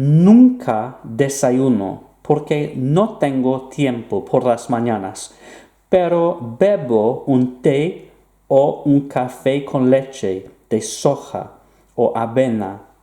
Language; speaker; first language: Spanish; non-native, fluent; English